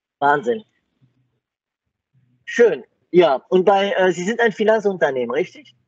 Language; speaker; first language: German; native; German